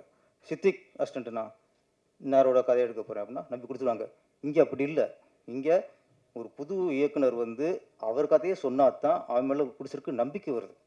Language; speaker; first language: Tamil; native; Tamil